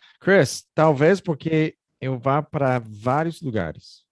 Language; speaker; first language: Portuguese; non-native, fluent; English